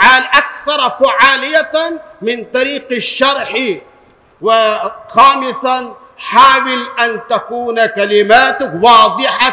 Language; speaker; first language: Arabic; non-native, fluent; Urdu